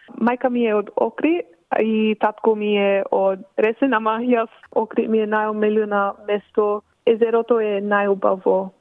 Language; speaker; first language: Macedonian; early bilingual, heritage; Macedonian